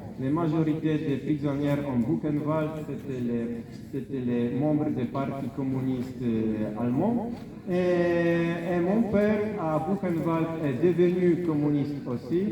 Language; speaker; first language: French; non-native, fluent; Polish